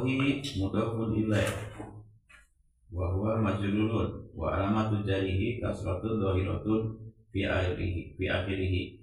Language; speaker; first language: Arabic; non-native, learner; Indonesian